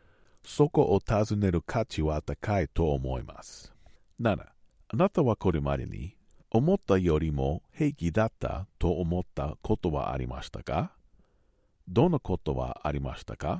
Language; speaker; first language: Japanese; non-native, learner; English